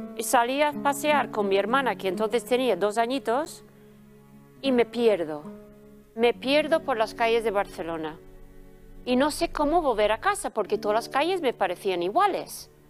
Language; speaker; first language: Spanish; early bilingual, other home language; English